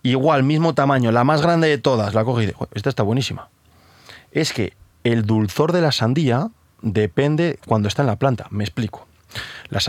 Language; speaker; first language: Spanish; native; Spanish